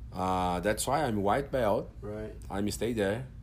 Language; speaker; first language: English; non-native, learner; Portuguese